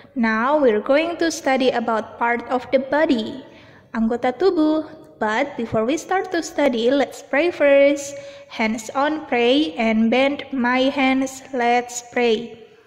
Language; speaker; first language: English; non-native, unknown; Indonesian